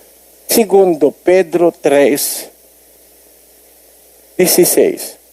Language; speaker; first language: Portuguese; non-native, learner; Filipino